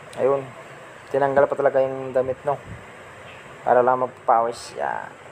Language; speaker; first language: Filipino; non-native, local second language; Cebuano